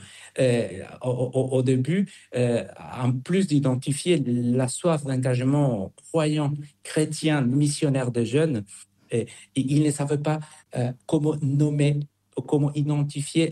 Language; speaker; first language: French; non-native, fluent; Spanish